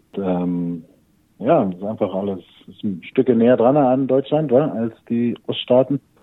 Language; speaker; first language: German; native; German